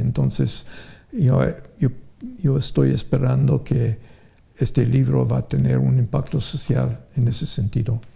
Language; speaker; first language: Spanish; non-native, fluent; English